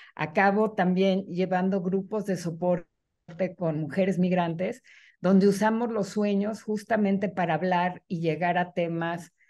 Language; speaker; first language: Spanish; native; Spanish